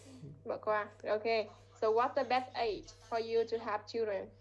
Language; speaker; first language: English; non-native, fluent; Vietnamese